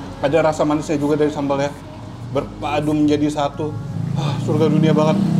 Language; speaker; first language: Indonesian; native; Indonesian